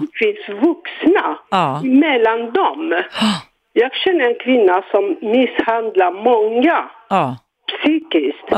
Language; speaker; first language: Swedish; non-native, fluent; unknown